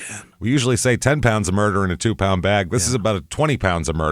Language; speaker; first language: English; native; English